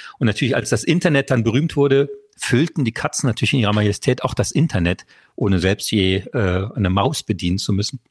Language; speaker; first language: German; early bilingual, other home language; French